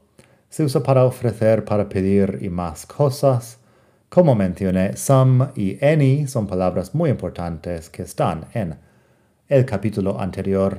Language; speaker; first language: Spanish; non-native, fluent; English